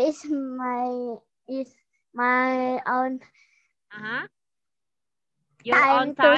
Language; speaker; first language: English; non-native, learner; Indonesian